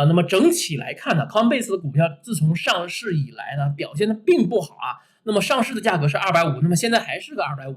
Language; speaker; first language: Chinese; native; Chinese